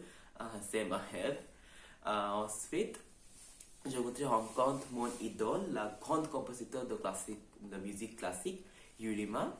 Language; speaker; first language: French; non-native, learner; Bangla